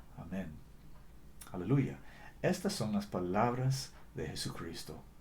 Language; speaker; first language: Spanish; non-native, fluent; English